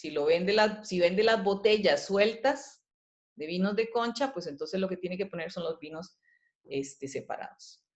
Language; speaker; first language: Spanish; native; Spanish